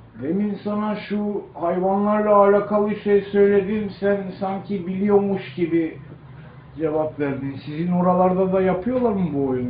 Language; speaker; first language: Turkish; native; Turkish